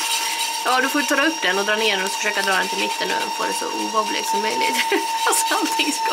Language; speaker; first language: Swedish; native; Swedish